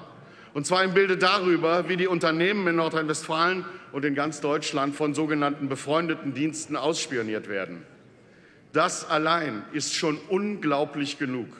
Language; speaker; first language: German; native; German